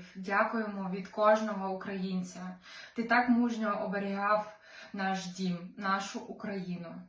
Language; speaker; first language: Ukrainian; native; Ukrainian